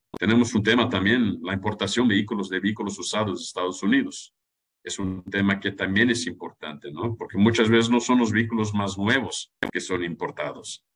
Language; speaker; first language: Spanish; non-native, fluent; German